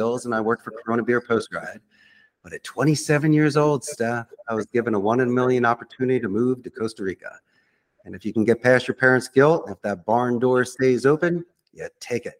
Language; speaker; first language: English; native; English